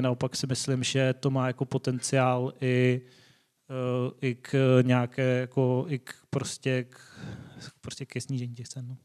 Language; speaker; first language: Czech; native; Czech